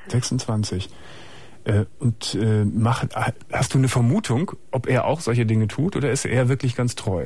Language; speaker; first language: German; native; German